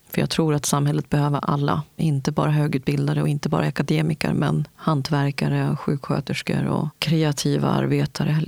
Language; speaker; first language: Swedish; early bilingual, other home language; Kurdish